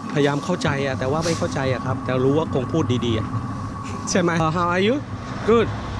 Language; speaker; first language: Thai; native; Thai